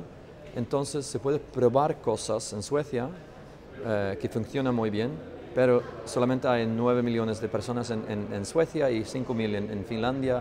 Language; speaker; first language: Spanish; non-native, fluent; Swedish